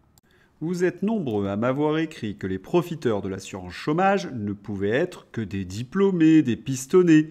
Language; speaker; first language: French; native; French